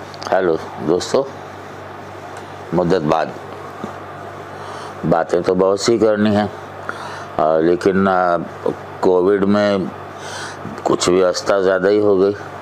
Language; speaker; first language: Hindi; non-native, local second language; Punjabi